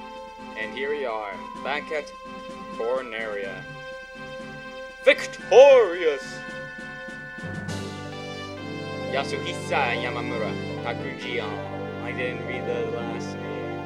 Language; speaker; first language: English; native; English